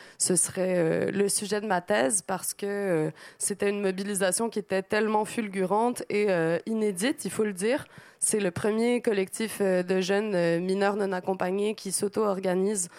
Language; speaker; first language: French; native; French